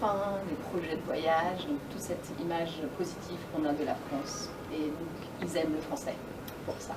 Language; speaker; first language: French; native; French